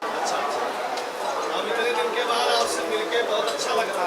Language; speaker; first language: Hindi; native; Hindi